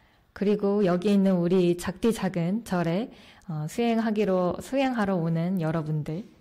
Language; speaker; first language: Korean; native; Korean